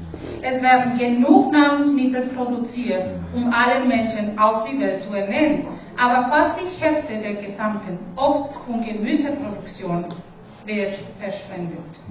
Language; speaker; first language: German; non-native, fluent; Spanish